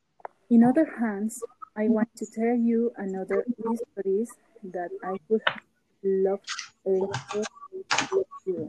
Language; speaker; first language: English; non-native, fluent; Spanish